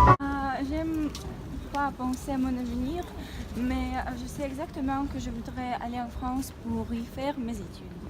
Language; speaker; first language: French; non-native, fluent; Russian